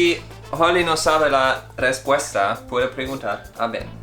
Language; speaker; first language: Spanish; non-native, fluent; English